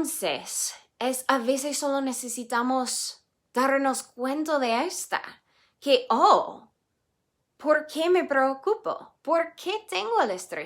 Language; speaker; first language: Spanish; non-native, fluent; English